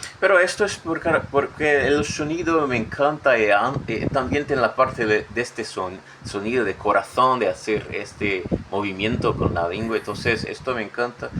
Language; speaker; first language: Spanish; non-native, fluent; Portuguese